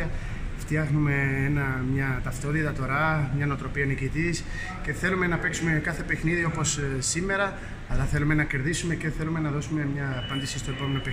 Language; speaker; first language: Greek; non-native, fluent; Portuguese